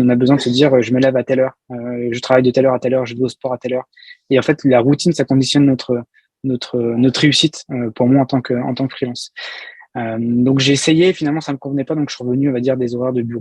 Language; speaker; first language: French; native; French